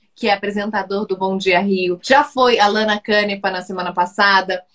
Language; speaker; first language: Portuguese; native; Portuguese